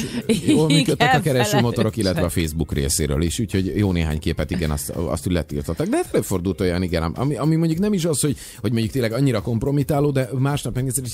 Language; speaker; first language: Hungarian; native; Hungarian